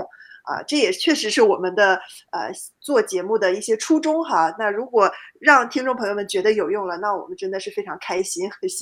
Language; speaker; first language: Chinese; native; Chinese